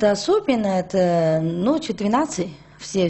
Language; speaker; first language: Russian; non-native, learner; Chinese